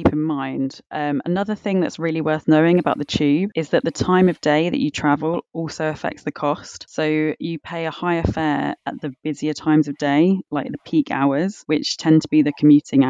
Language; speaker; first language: English; native; English